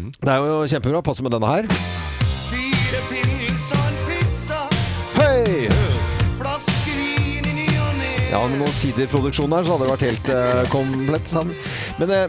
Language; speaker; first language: Norwegian; native; Norwegian